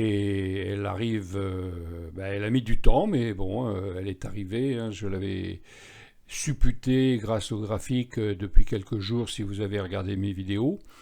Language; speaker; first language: French; native; French